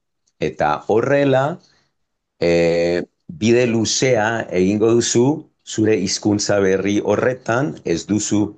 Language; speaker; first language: Basque; non-native, fluent; Spanish